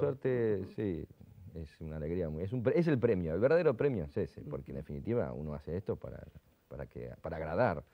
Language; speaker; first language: Spanish; native; Spanish